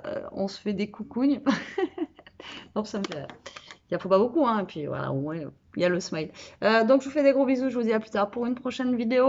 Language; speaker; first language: French; native; French